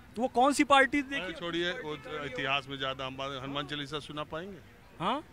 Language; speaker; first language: Hindi; native; Hindi